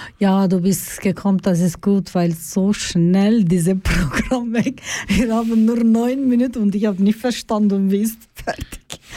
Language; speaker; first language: German; non-native, learner; Turkish